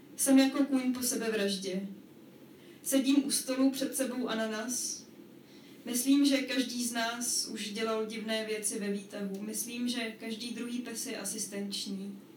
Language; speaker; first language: Czech; native; Czech